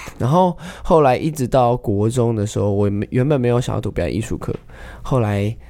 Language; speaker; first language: Chinese; native; Chinese